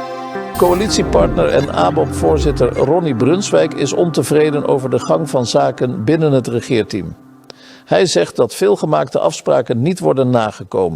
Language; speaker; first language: Dutch; native; Dutch